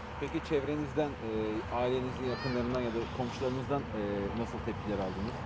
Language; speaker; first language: Turkish; native; Turkish